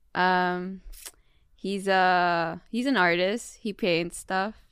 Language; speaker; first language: English; non-native, local second language; Filipino